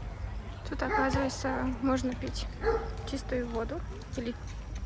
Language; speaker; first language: Russian; non-native, local second language; Kazakh